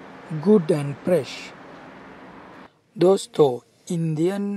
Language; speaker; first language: Hindi; non-native, fluent; Bangla